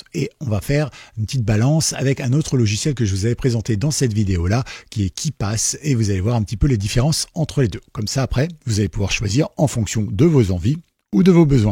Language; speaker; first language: French; native; French